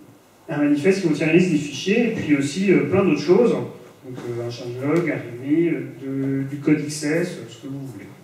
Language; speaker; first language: French; native; French